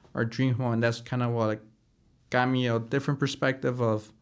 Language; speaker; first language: English; early bilingual, other home language; Spanish